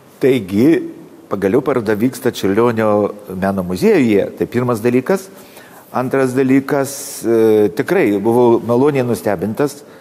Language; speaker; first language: Lithuanian; native; Lithuanian